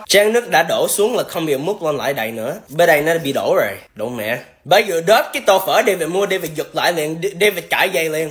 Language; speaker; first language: Vietnamese; early bilingual, heritage; Vietnamese